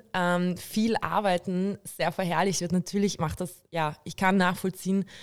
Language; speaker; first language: German; early bilingual, other home language; Bulgarian